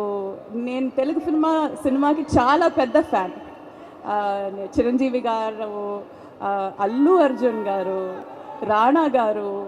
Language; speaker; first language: Telugu; non-native, fluent; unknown